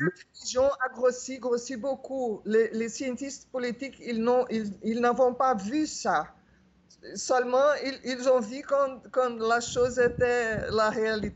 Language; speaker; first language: French; non-native, fluent; Portuguese